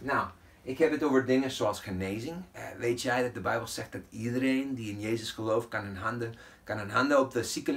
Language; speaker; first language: Dutch; non-native, fluent; English